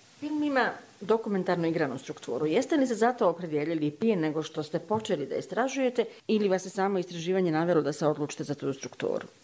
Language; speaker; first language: Serbian; native; Serbian